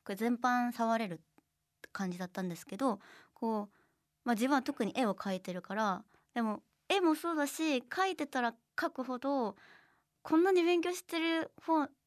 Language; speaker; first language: Japanese; non-native, fluent; Korean